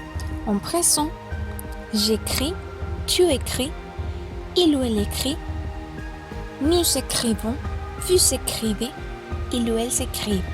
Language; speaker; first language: French; non-native, fluent; Spanish